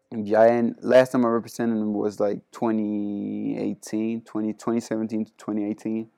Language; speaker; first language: English; non-native, fluent; Spanish